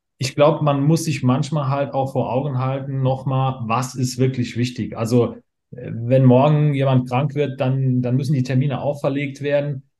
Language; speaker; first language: German; native; German